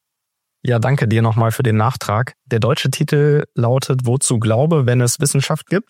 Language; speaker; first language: German; native; German